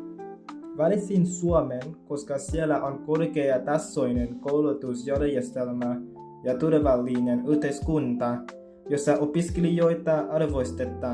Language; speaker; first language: Finnish; non-native, fluent; Vietnamese